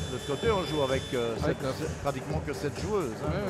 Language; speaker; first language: French; native; French